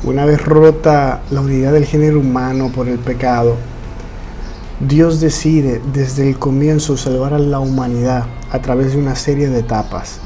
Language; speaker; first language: Spanish; native; Spanish